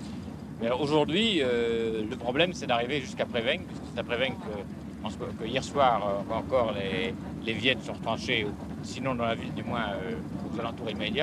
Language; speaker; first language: French; native; French